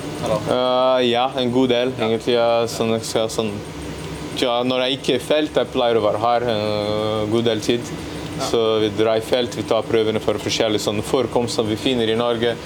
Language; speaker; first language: Norwegian; non-native, learner; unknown